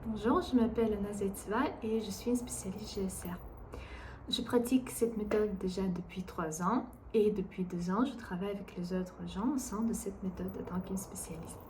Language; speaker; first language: French; non-native, fluent; Russian